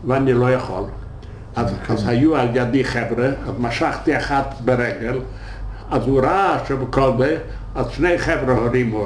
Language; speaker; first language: Hebrew; non-native, fluent; Yiddish